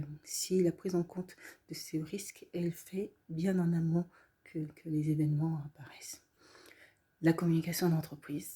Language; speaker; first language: French; native; French